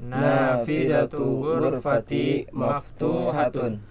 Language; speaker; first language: Arabic; non-native, learner; Indonesian